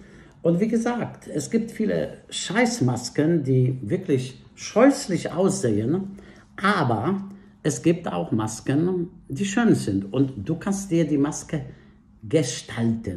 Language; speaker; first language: German; non-native, fluent; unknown